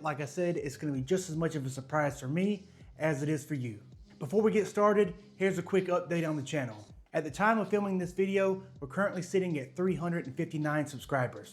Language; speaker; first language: English; native; English